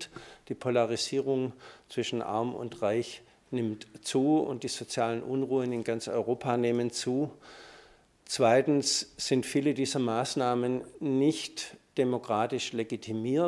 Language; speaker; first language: German; native; German